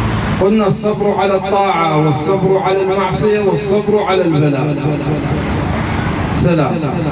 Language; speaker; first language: Arabic; native; Arabic